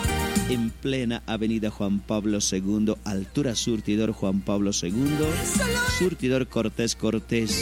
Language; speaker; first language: Spanish; non-native, local second language; Aymara